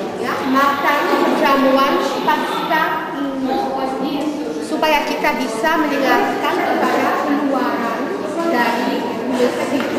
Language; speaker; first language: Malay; non-native, fluent; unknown